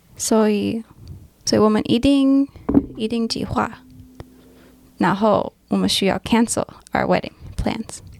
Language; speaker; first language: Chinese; early bilingual, heritage; English